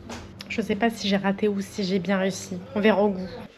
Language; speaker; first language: French; native; French